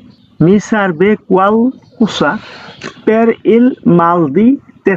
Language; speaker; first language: Italian; non-native, learner; Bangla